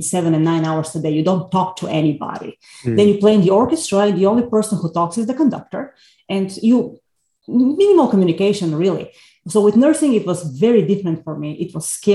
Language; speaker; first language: English; non-native, fluent; Bulgarian